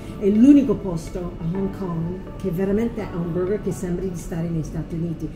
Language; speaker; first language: Italian; non-native, fluent; English